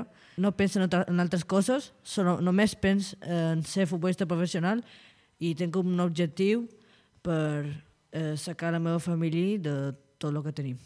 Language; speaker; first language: Catalan; non-native, local second language; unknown